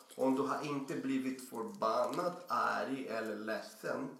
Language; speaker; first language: Swedish; non-native, fluent; Portuguese